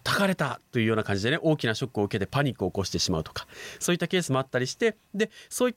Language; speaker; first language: Japanese; native; Japanese